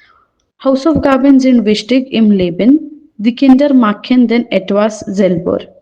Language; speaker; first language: German; non-native, fluent; Hindi